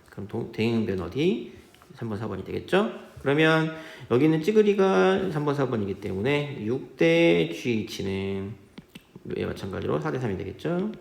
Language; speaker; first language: Korean; native; Korean